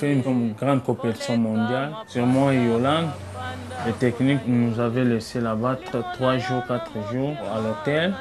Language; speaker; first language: French; non-native, learner; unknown